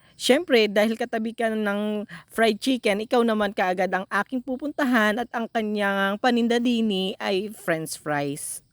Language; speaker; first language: Filipino; native; Filipino